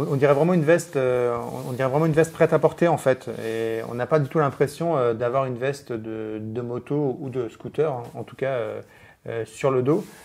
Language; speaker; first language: French; native; French